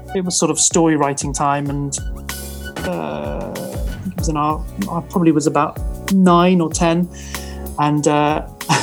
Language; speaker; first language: English; native; English